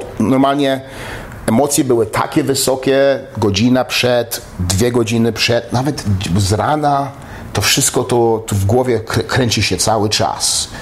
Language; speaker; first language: Polish; early bilingual, heritage; Polish